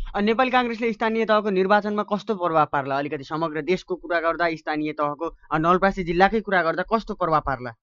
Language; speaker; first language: Nepali; native; Nepali